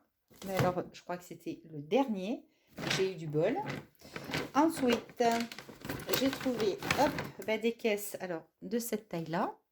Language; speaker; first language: French; native; French